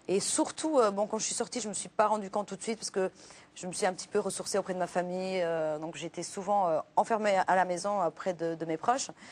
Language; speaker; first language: French; non-native, local second language; Portuguese